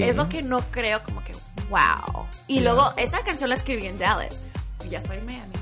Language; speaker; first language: Spanish; early bilingual, heritage; Spanish